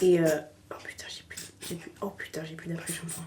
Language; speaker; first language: French; native; French